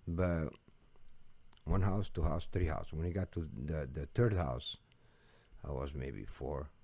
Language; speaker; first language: English; non-native, fluent; Portuguese